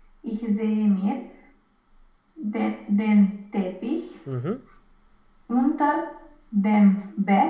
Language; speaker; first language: German; non-native, learner; Romanian